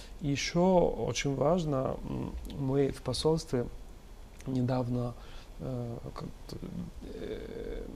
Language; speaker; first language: Russian; non-native, fluent; Italian